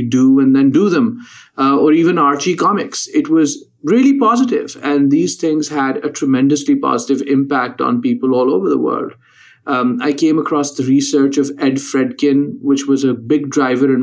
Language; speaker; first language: English; non-native, local second language; Urdu